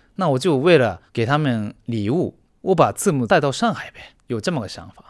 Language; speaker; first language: Chinese; non-native, fluent; Japanese